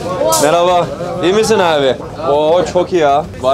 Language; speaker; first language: Turkish; non-native, learner; French